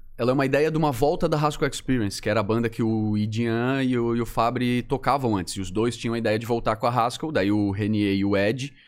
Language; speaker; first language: Portuguese; native; Portuguese